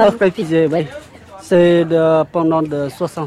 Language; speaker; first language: French; non-native, learner; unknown